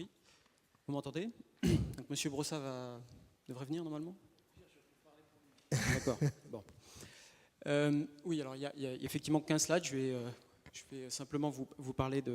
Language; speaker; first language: French; native; French